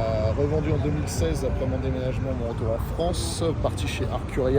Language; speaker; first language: French; native; French